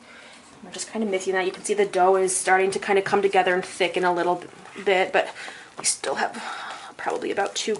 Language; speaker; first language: English; native; English